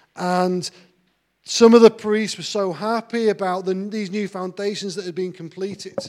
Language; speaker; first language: English; native; English